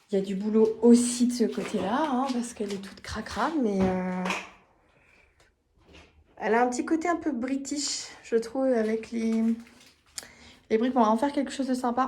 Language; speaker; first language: French; native; French